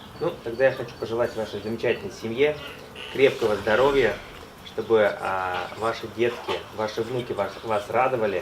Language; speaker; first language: Russian; native; Russian